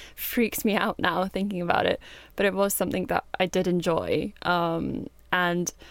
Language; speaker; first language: English; native; English